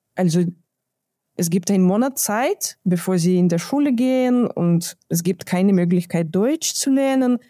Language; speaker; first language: German; non-native, fluent; Ukrainian